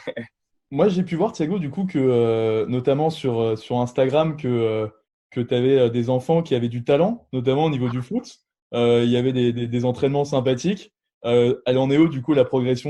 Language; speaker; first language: French; native; French